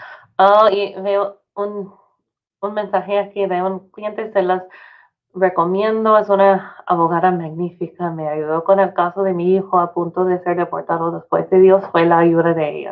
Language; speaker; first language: Spanish; non-native, fluent; English